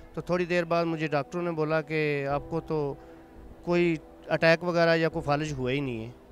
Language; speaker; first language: Urdu; non-native, local second language; Punjabi